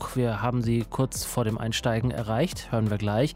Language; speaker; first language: German; native; German